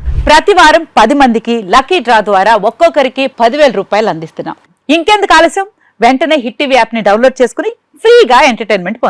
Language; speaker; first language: Telugu; native; Telugu